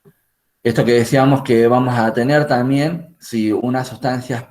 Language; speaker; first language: Spanish; native; Spanish